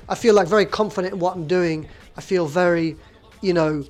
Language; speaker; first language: English; native; English